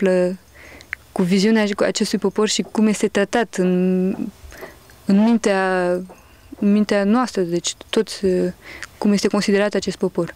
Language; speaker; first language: Romanian; early bilingual, heritage; Romanian